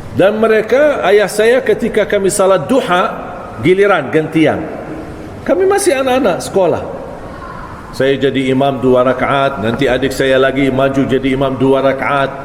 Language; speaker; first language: Malay; non-native, fluent; Arabic